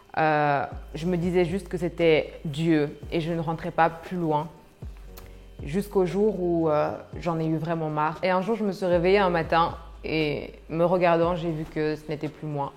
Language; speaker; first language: French; early bilingual, other home language; Arabic